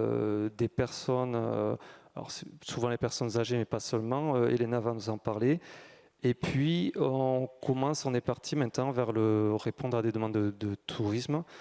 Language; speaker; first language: French; native; French